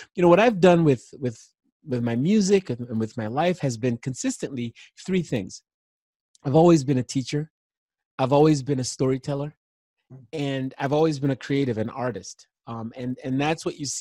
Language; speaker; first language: English; non-native, local second language; Igbo